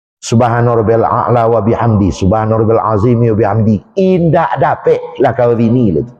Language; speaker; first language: Malay; non-native, local second language; Minangkabau